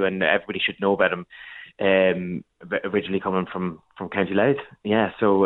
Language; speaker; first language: English; native; English